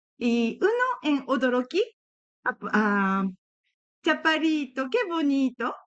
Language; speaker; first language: Spanish; non-native, learner; Japanese